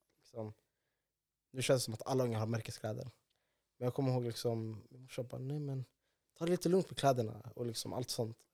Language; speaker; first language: Swedish; early bilingual, other home language; Somali